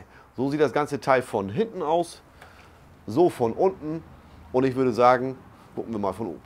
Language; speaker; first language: German; native; German